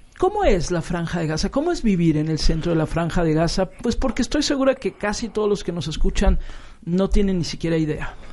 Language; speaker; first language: Spanish; native; Spanish